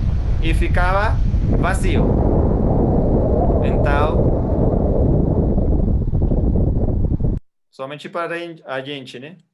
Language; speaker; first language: Portuguese; non-native, fluent; Spanish